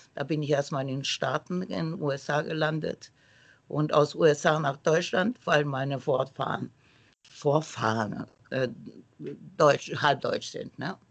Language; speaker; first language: German; non-native, fluent; Romanian